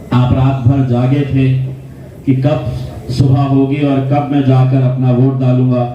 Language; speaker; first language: Urdu; native; Urdu